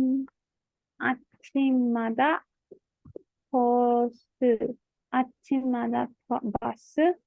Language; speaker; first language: Korean; non-native, learner; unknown